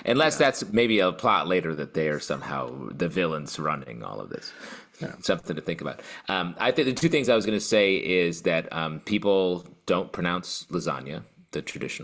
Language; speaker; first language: English; native; English